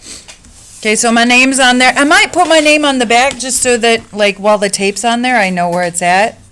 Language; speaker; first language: English; native; English